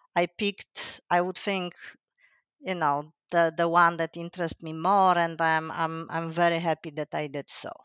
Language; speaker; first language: English; non-native, fluent; Polish